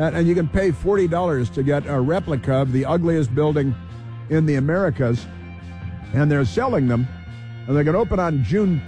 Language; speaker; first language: English; native; English